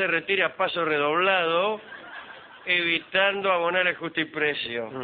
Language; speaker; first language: Spanish; native; Spanish